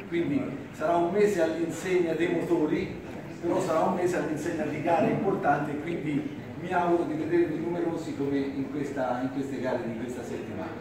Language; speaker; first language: Italian; native; Italian